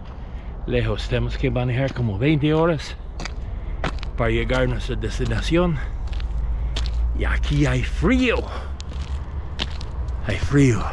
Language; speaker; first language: Spanish; non-native, fluent; English